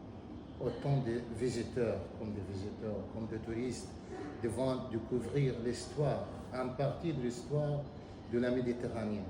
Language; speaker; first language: French; non-native, fluent; Arabic